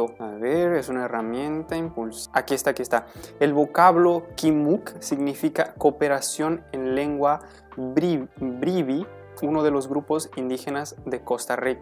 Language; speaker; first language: Spanish; native; Spanish